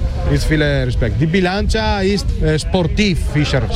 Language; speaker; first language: German; non-native, learner; Italian